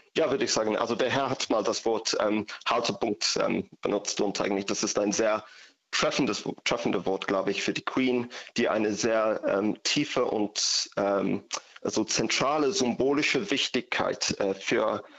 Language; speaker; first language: German; non-native, fluent; English